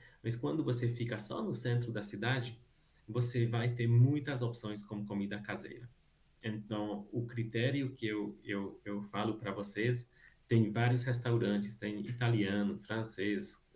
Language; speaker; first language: Portuguese; non-native, fluent; Hungarian